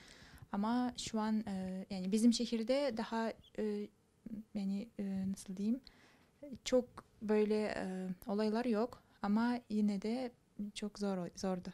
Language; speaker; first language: Turkish; non-native, fluent; Kazakh